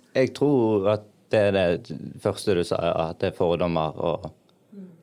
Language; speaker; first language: Norwegian; early bilingual, other home language; Arabic